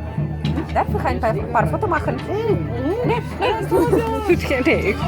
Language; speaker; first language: German; non-native, learner; Russian